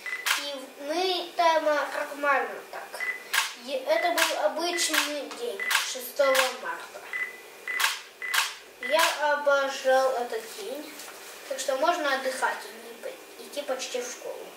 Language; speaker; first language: Russian; early bilingual, heritage; Russian